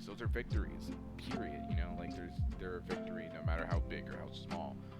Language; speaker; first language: English; native; English